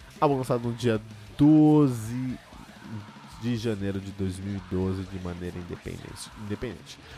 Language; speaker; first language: Portuguese; early bilingual, heritage; Portuguese